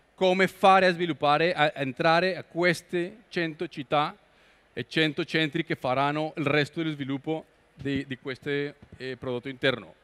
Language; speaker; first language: Italian; non-native, learner; Spanish